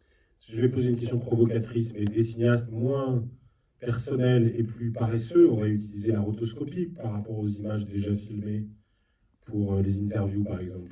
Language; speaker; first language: French; native; French